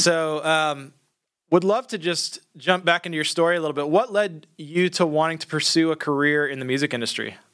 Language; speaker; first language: English; native; English